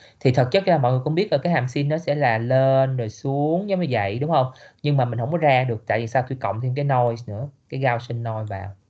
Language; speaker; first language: Vietnamese; native; Vietnamese